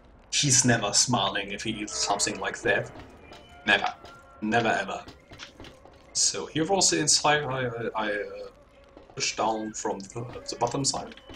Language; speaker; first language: English; non-native, learner; German